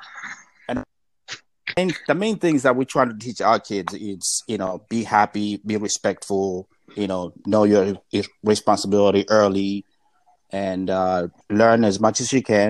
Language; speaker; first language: English; non-native, local second language; Swahili